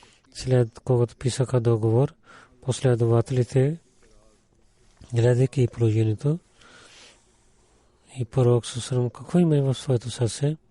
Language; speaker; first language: Bulgarian; non-native, learner; Urdu